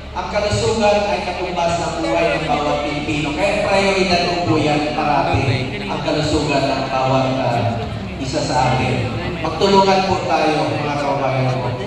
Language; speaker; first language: Filipino; non-native, local second language; Cebuano